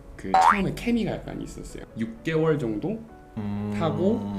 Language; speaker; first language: Korean; native; Korean